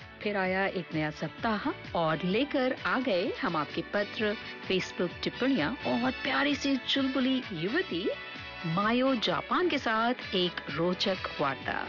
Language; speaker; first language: Hindi; native; Hindi